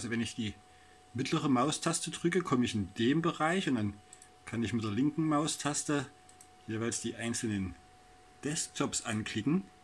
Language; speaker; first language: German; native; German